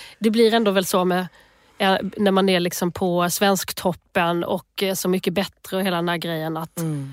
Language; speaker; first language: Swedish; native; Swedish